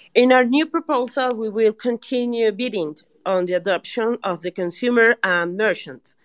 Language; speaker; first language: English; non-native, learner; Spanish